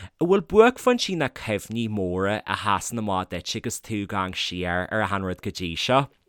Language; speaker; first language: Irish; native; Irish